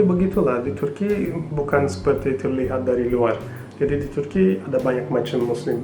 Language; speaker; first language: Indonesian; non-native, fluent; Turkish